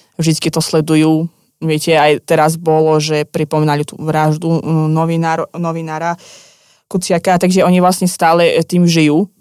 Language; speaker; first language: Slovak; non-native, fluent; Azerbaijani